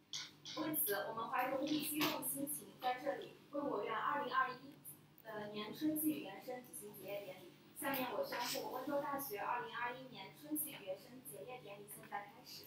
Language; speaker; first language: Chinese; native; Chinese